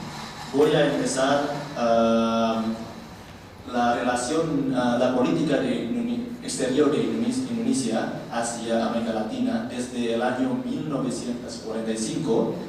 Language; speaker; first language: Spanish; non-native, learner; Indonesian